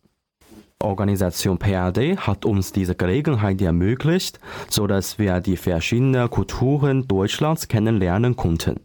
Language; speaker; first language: German; non-native, learner; Chinese